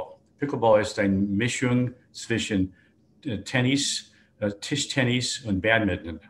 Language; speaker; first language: German; non-native, learner; English